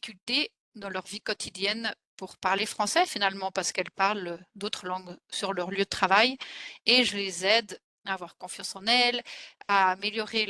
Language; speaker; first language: French; non-native, fluent; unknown